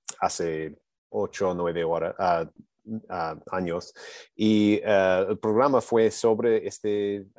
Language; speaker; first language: Spanish; non-native, learner; English